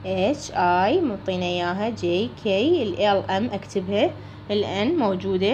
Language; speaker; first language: Arabic; native; Arabic